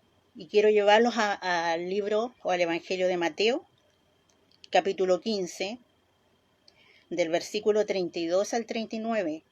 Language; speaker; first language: Spanish; native; Spanish